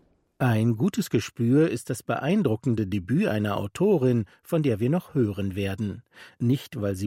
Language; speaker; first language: German; native; German